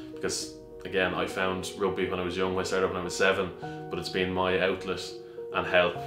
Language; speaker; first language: English; native; English